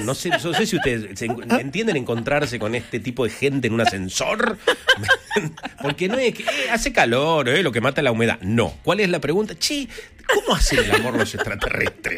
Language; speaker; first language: Spanish; native; Spanish